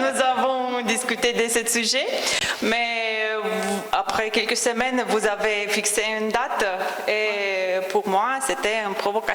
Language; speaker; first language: French; non-native, fluent; Romanian